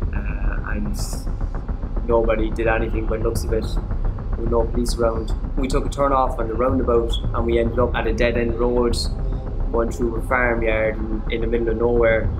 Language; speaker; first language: English; native; English